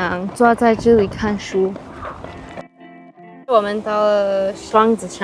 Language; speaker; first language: Chinese; non-native, learner; English